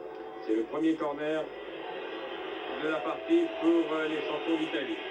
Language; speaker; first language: French; native; French